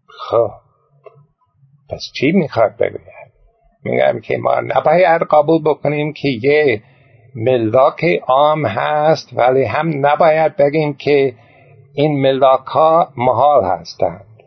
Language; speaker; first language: Persian; non-native, fluent; English